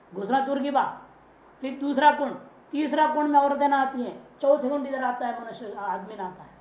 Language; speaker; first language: Hindi; native; Hindi